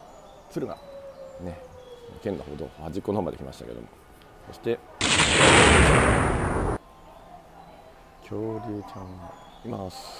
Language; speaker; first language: Japanese; native; Japanese